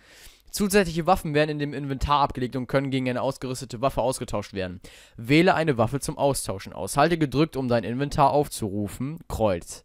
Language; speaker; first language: German; native; German